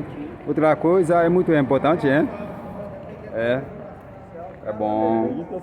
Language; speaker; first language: Portuguese; non-native, learner; Haitian Creole